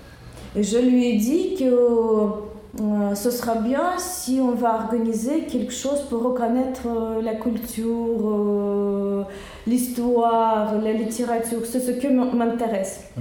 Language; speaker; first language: French; non-native, learner; Russian